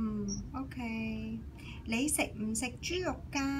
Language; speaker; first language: Cantonese; native; Cantonese